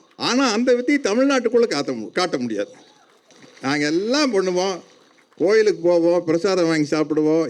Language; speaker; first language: Tamil; native; Tamil